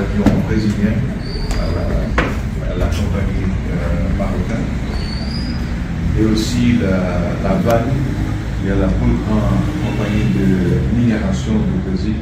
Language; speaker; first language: French; non-native, learner; Portuguese